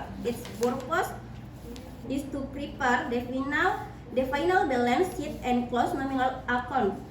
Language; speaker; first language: English; non-native, learner; Indonesian